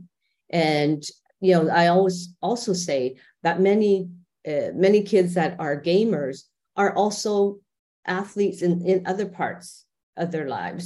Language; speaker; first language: English; native; English